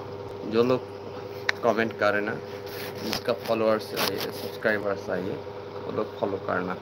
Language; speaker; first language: Hindi; non-native, learner; Bangla